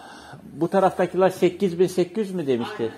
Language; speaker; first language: Turkish; non-native, fluent; Russian